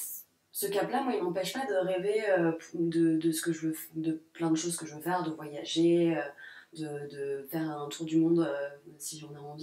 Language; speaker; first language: French; native; French